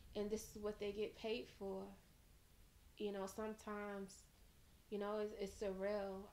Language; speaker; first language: English; native; English